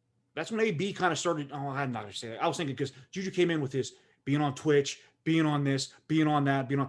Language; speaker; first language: English; native; English